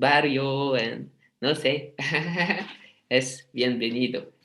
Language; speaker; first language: Spanish; non-native, learner; French